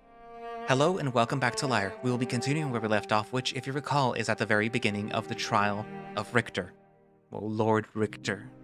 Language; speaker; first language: English; native; English